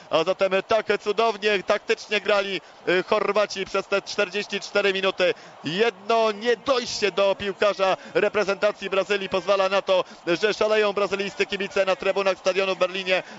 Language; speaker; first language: Polish; native; Polish